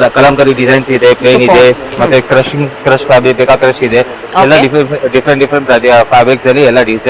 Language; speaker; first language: Kannada; non-native, local second language; Telugu